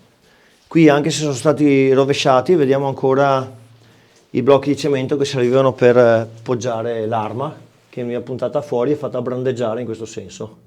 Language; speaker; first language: Italian; native; Italian